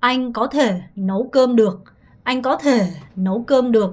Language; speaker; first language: Vietnamese; non-native, fluent; Korean